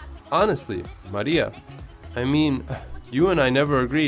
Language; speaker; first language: English; native; English